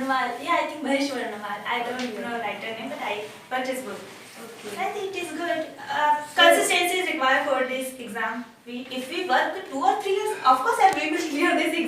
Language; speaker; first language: English; non-native, learner; Hindi